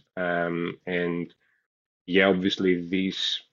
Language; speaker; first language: English; non-native, fluent; Greek